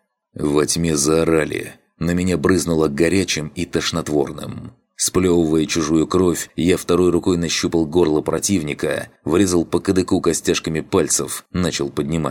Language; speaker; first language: Russian; native; Russian